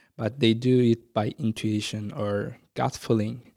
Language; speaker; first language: English; non-native, fluent; Azerbaijani